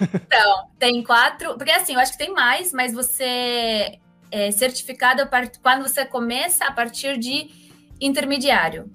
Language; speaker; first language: Portuguese; non-native, fluent; Russian